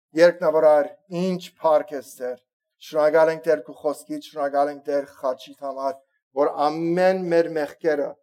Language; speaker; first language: Armenian; early bilingual, heritage; Armenian